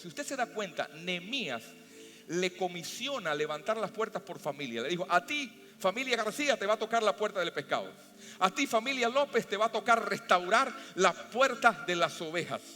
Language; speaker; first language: Spanish; native; Spanish